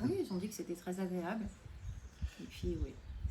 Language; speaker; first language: French; native; French